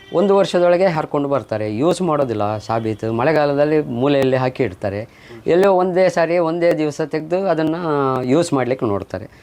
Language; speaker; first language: Kannada; native; Kannada